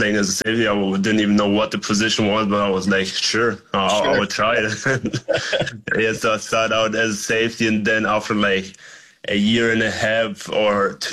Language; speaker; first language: English; non-native, fluent; German